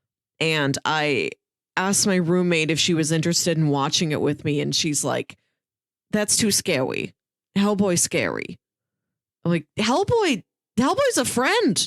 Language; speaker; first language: English; native; English